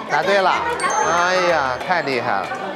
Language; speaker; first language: Chinese; native; Chinese